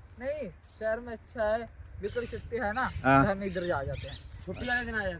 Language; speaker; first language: Hindi; non-native, local second language; Malayalam